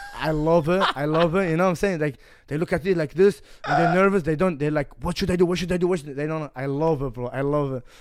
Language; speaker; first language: English; non-native, fluent; Arabic